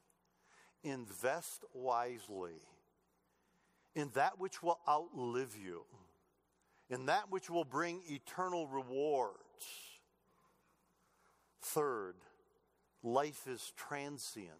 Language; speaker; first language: English; native; English